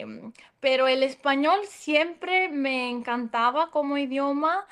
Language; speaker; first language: Spanish; non-native, fluent; Greek